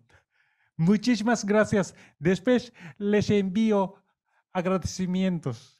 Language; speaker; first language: Spanish; non-native, fluent; Japanese